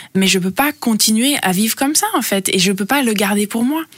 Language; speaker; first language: French; early bilingual, heritage; Italian